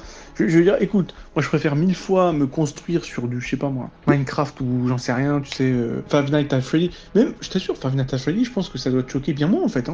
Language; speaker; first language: French; native; French